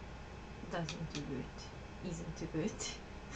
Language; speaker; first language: English; non-native, learner; Japanese